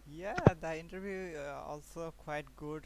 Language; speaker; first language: English; non-native, learner; Bangla